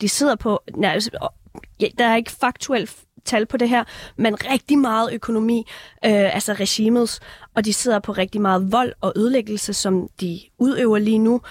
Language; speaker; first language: Danish; early bilingual, other home language; Persian